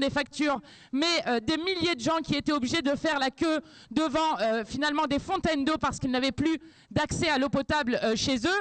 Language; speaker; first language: French; native; French